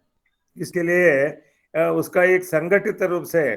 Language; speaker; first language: Hindi; non-native, local second language; Telugu